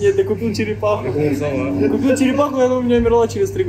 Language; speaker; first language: Russian; native; Russian